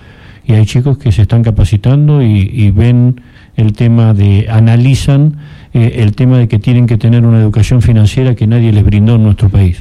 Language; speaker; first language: Spanish; native; Spanish